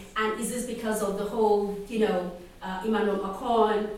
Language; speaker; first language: English; non-native, local second language; Yoruba